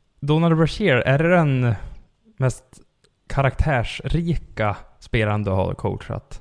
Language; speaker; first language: Swedish; native; Swedish